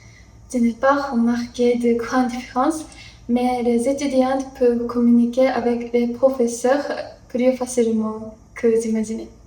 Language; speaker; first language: French; non-native, learner; Japanese